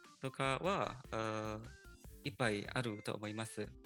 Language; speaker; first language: Japanese; non-native, fluent; Indonesian